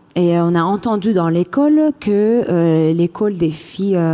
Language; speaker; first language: French; non-native, fluent; Persian